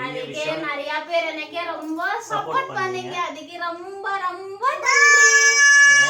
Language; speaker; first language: Tamil; non-native, local second language; Odia